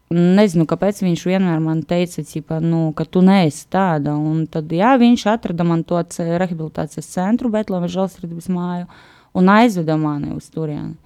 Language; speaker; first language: Latvian; non-native, local second language; Russian